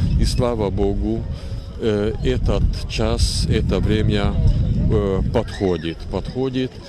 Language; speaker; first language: Russian; non-native, learner; Hungarian